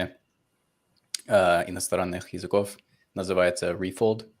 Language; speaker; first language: Russian; non-native, fluent; English